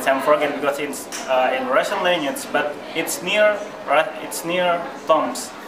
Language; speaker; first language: English; non-native, learner; Indonesian